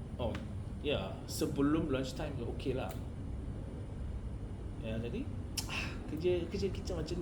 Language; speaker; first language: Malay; non-native, learner; Korean